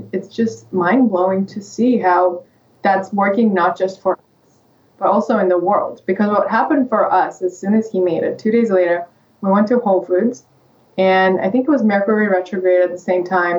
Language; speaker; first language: English; non-native, fluent; Russian